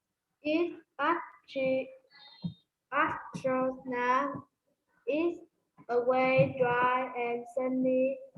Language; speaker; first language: English; non-native, learner; Vietnamese